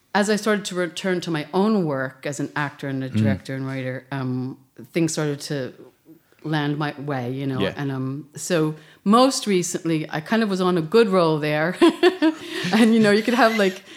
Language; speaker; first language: English; native; English